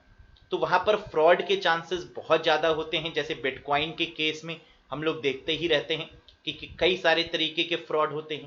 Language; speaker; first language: Hindi; native; Hindi